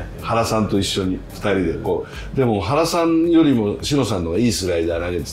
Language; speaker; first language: Japanese; native; Japanese